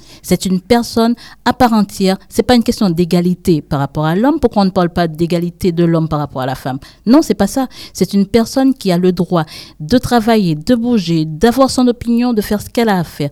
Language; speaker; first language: French; non-native, local second language; Haitian Creole